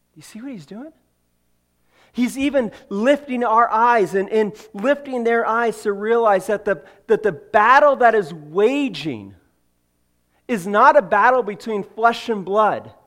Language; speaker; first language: English; native; English